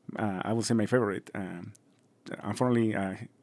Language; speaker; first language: English; non-native, fluent; Spanish